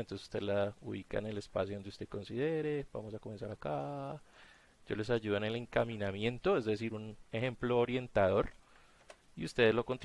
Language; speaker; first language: Spanish; native; Spanish